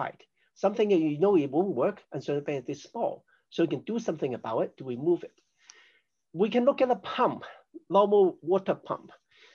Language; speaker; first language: English; non-native, local second language; Cantonese